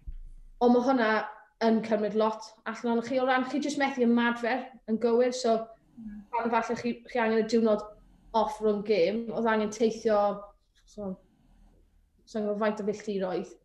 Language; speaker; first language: Welsh; native; Welsh